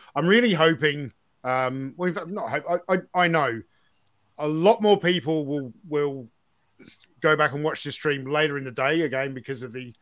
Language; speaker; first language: English; native; English